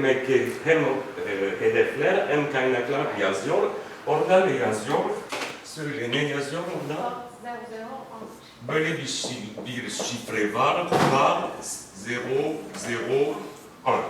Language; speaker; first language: Turkish; non-native, fluent; French